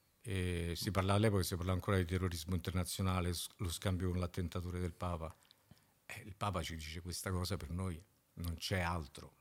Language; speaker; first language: Italian; native; Italian